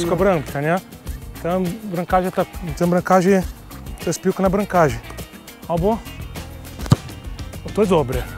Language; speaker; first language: Polish; non-native, learner; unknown